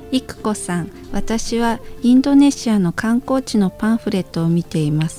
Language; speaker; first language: Japanese; non-native, fluent; Indonesian